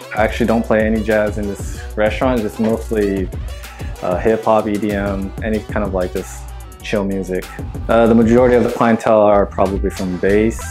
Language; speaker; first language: English; native; English